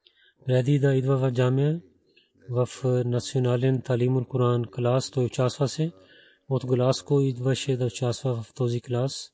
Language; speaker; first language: Bulgarian; non-native, learner; Urdu